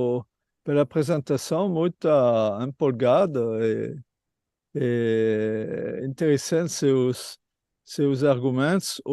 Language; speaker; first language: Portuguese; non-native, learner; French